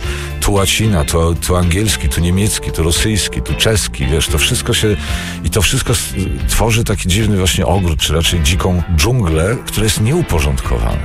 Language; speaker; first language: Polish; native; Polish